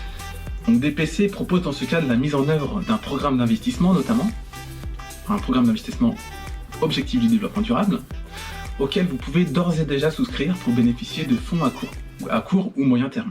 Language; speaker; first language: French; native; French